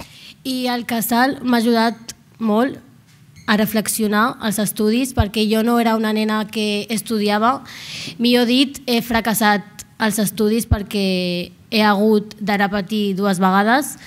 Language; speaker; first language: Catalan; non-native, local second language; Arabic